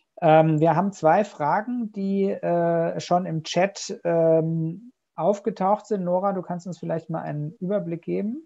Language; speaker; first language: German; native; German